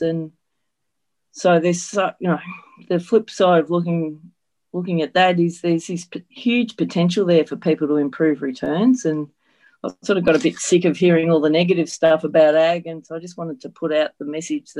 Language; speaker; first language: English; native; English